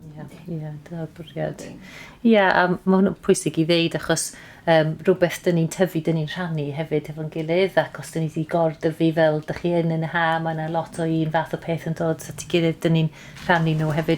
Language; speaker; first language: Welsh; native; Welsh